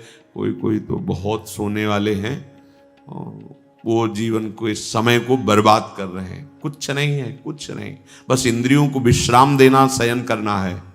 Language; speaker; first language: Hindi; native; Hindi